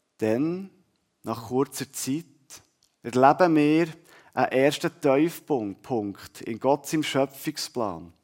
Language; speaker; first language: German; native; German